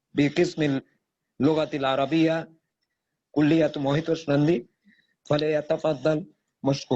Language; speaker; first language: Arabic; non-native, fluent; Bangla